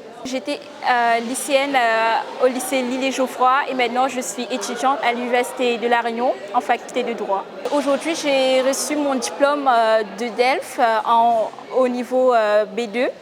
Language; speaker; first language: French; non-native, local second language; Morisyen